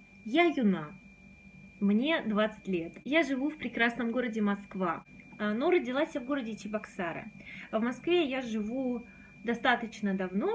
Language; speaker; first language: Russian; native; Russian